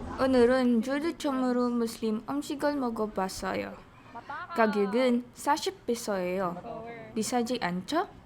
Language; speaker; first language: Korean; non-native, learner; Filipino